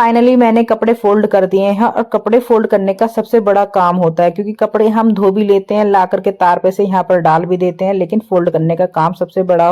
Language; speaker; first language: Hindi; native; Hindi